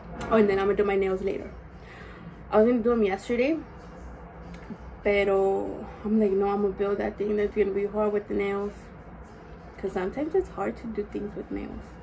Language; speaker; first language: English; early bilingual, other home language; Spanish